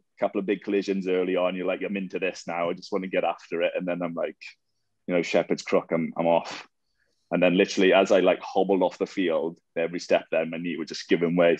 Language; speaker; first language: English; native; English